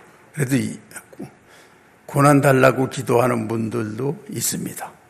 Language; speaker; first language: Korean; native; Korean